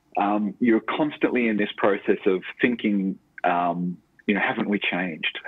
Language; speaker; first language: English; native; English